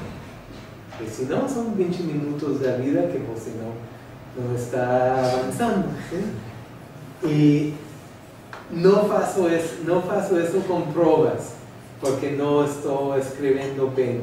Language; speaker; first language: Portuguese; non-native, fluent; English